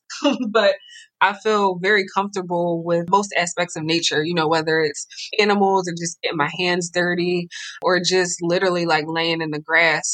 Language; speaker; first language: English; native; English